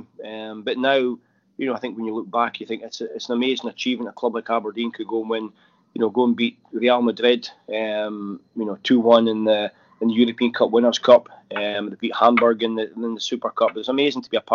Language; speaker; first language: English; native; English